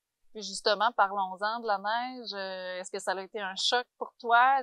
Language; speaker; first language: French; native; French